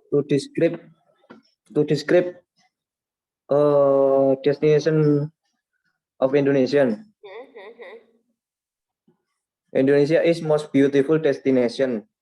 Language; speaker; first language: English; non-native, learner; Indonesian